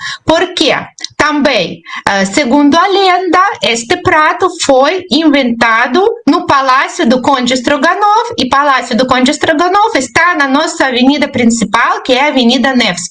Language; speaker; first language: Portuguese; non-native, fluent; Russian